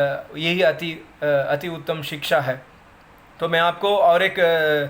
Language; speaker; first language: Hindi; non-native, local second language; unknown